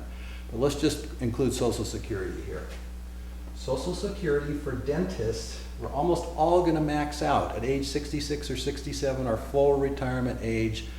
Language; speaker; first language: English; native; English